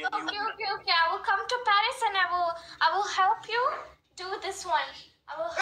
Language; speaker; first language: English; non-native, learner; Hindi